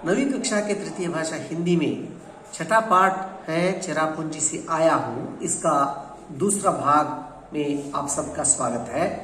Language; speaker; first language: Hindi; non-native, local second language; Kannada